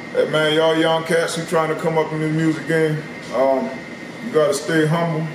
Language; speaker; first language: English; native; English